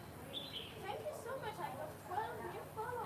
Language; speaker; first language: English; non-native, fluent; French